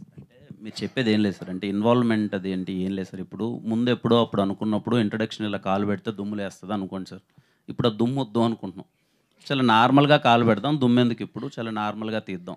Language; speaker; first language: Telugu; native; Telugu